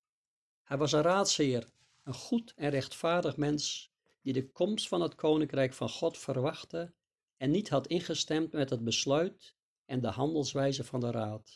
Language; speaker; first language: Dutch; native; Dutch